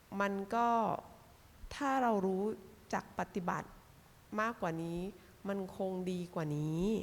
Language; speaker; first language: Thai; native; Thai